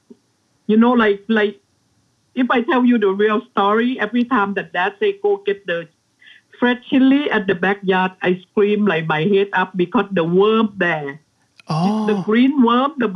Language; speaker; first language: English; non-native, learner; Thai